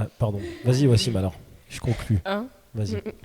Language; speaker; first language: French; native; French